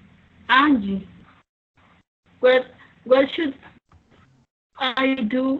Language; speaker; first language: English; non-native, learner; Spanish